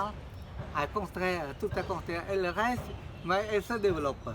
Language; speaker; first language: French; non-native, fluent; Khmer